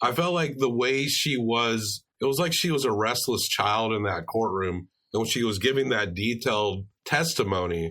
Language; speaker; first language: English; native; English